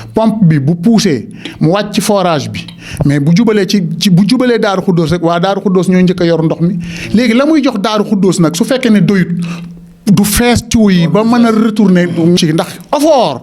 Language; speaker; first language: Wolof; native; Wolof